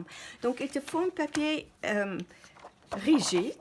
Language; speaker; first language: French; non-native, fluent; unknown